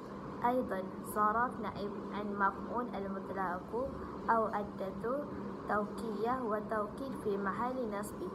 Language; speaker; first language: Arabic; non-native, learner; Malay